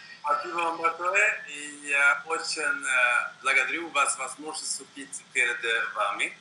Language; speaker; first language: Russian; non-native, fluent; Swedish